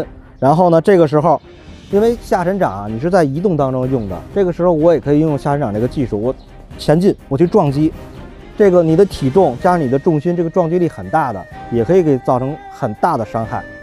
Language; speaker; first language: Chinese; native; Chinese